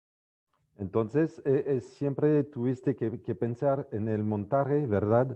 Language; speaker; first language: Spanish; non-native, fluent; French